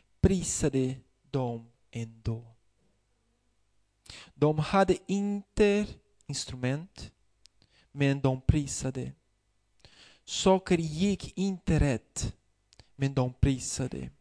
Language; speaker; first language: Swedish; non-native, fluent; Portuguese